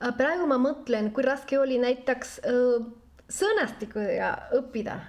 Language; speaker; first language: Estonian; non-native, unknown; Spanish